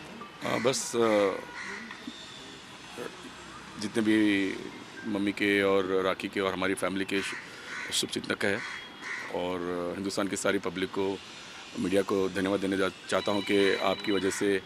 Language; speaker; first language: Hindi; native; Hindi